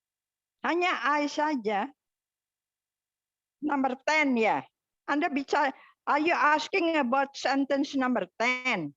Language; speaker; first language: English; non-native, fluent; Indonesian